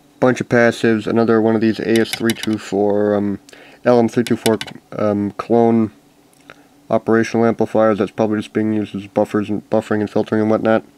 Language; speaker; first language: English; native; English